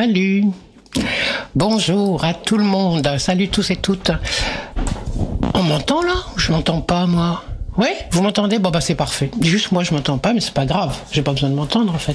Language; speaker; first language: French; native; French